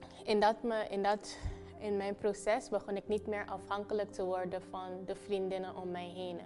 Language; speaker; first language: Dutch; early bilingual, other home language; Papiamento